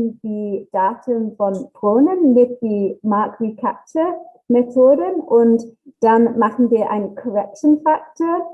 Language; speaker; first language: German; non-native, learner; English